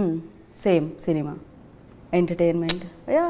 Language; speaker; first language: Telugu; native; Telugu